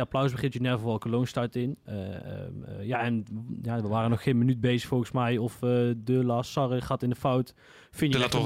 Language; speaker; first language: Dutch; native; Dutch